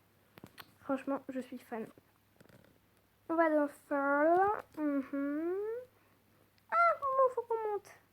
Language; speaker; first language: French; native; French